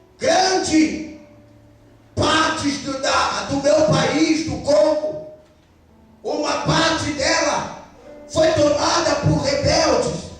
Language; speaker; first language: Portuguese; non-native, fluent; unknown